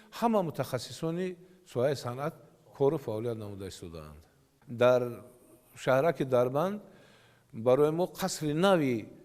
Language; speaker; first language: Tajik; native; Tajik